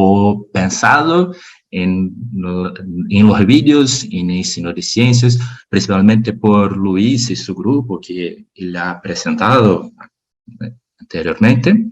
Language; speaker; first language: Spanish; non-native, learner; Portuguese